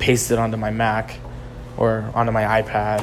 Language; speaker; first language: English; native; English